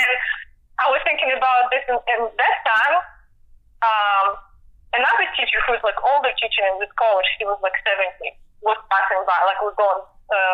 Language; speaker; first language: English; non-native, fluent; Russian